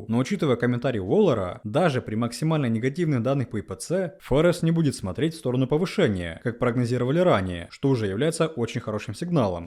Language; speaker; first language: Russian; native; Russian